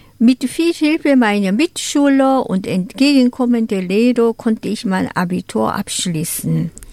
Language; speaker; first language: German; non-native, fluent; Korean